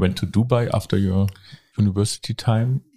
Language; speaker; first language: English; non-native, fluent; German